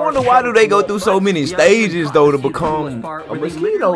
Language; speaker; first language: English; native; English